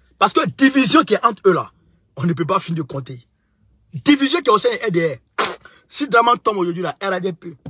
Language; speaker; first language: French; non-native, local second language; Bambara